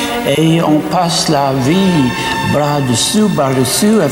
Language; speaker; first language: French; non-native, fluent; English